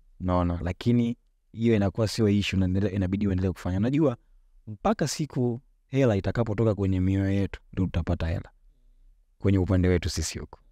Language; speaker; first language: Swahili; native; Swahili